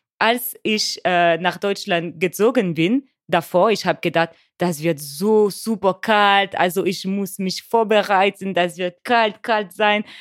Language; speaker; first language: German; non-native, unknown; French